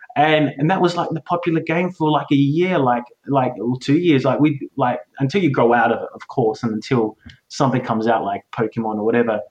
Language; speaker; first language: English; native; English